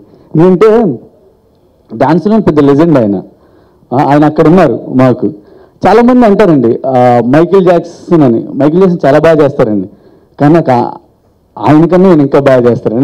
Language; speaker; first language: Telugu; native; Telugu